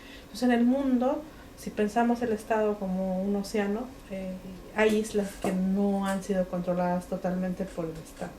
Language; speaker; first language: Spanish; non-native, local second language; Mixtepec Mixtec